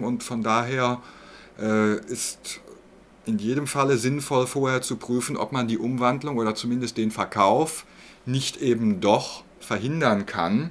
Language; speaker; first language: German; native; German